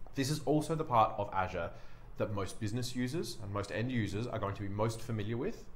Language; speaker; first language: English; native; English